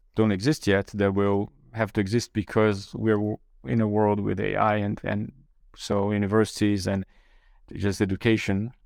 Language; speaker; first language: English; non-native, fluent; Portuguese